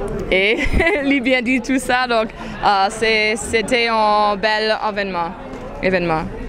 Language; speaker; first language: French; native; French